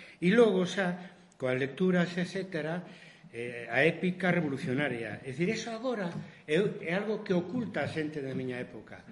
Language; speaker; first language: Galician; non-native, local second language; Spanish